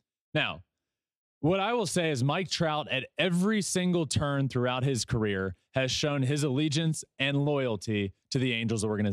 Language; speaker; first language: English; native; English